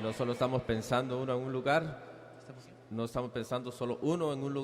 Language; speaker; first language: Spanish; native; Spanish